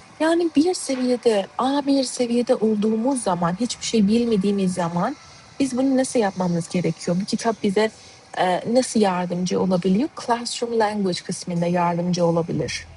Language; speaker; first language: Turkish; non-native, fluent; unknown